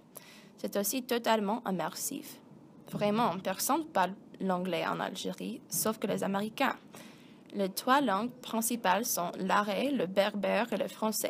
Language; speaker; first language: French; non-native, learner; English